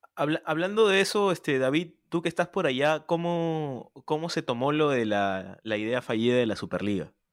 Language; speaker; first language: Spanish; native; Spanish